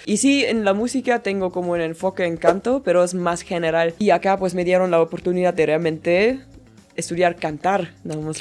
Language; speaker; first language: Spanish; non-native, fluent; German